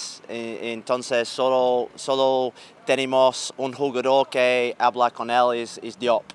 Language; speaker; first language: Spanish; non-native, learner; English